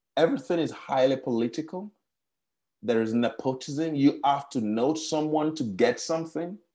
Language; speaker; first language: English; non-native, local second language; Yoruba